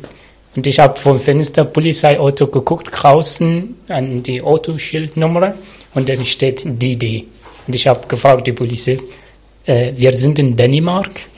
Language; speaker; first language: German; non-native, learner; Arabic